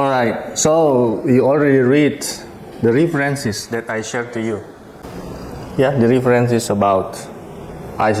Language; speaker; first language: English; non-native, fluent; Indonesian